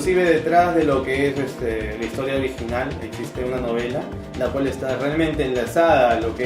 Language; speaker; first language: Spanish; native; Spanish